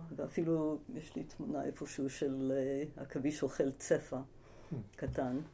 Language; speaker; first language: Hebrew; early bilingual, other home language; English